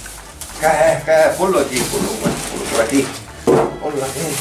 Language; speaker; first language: Spanish; native; Spanish